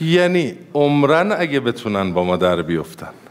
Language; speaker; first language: Persian; native; Persian